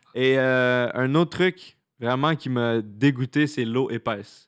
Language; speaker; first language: French; native; French